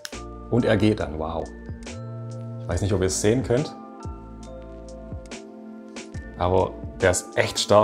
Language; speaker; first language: German; native; German